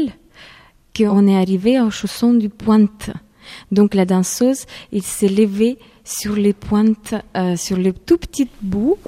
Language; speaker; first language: French; non-native, fluent; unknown